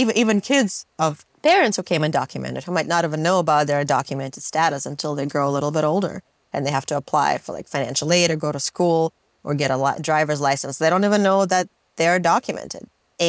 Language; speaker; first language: English; non-native, fluent; Russian